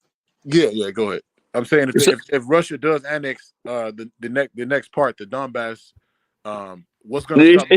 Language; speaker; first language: English; native; English